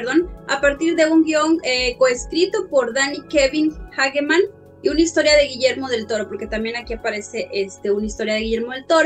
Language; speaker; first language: Spanish; native; Spanish